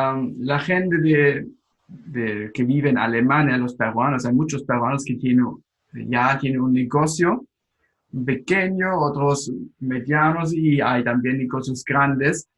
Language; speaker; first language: Spanish; non-native, fluent; German